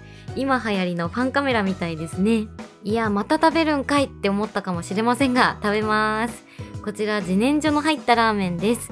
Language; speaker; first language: Japanese; native; Japanese